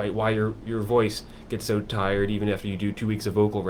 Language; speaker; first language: English; native; English